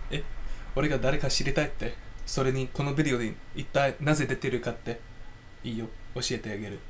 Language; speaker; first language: Japanese; non-native, fluent; English